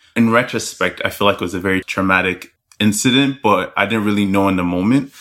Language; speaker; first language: English; non-native, local second language; Yoruba